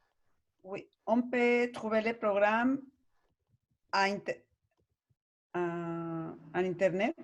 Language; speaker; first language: French; non-native, learner; Spanish